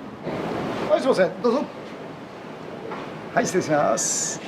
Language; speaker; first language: Japanese; native; Japanese